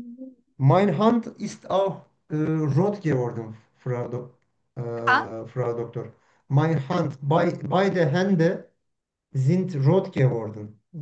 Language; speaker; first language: German; non-native, learner; Turkish